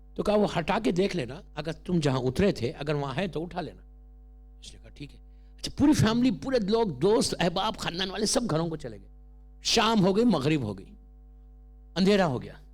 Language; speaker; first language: Urdu; native; Urdu